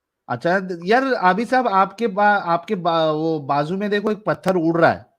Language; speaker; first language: Hindi; native; Hindi